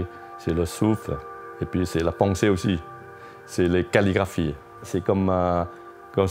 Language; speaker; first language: French; non-native, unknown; Chinese